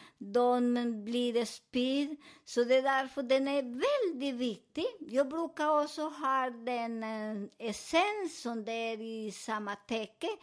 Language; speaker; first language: Swedish; non-native, fluent; Spanish